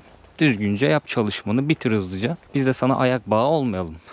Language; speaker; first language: Turkish; native; Turkish